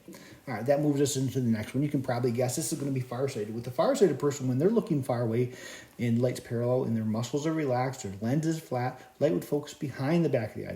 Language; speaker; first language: English; native; English